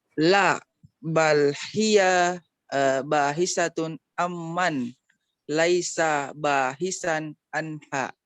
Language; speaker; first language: Arabic; non-native, learner; Indonesian